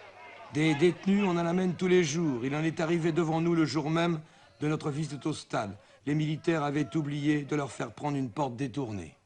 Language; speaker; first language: French; native; French